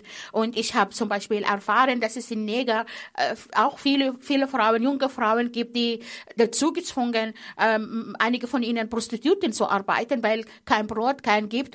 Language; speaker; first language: German; non-native, fluent; Arabic